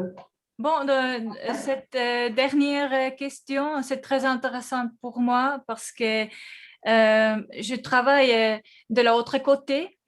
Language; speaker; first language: French; non-native, fluent; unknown